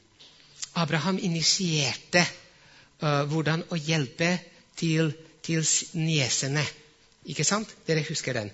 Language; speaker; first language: Norwegian; non-native, fluent; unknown